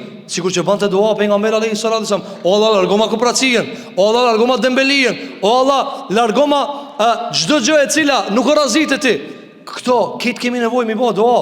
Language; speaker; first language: Albanian; native; Albanian